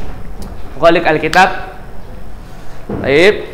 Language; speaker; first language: Arabic; non-native, fluent; Indonesian